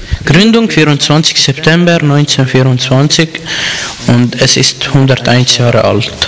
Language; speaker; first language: German; non-native, learner; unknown